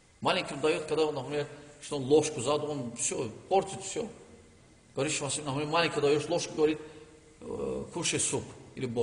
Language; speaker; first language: Russian; non-native, learner; Turkish